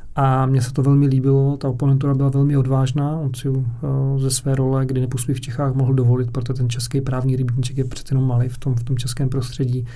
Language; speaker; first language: Czech; native; Czech